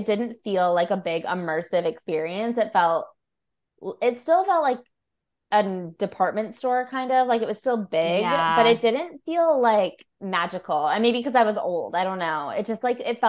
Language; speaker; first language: English; native; English